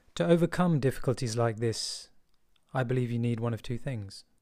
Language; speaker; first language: English; early bilingual, other home language; Hindi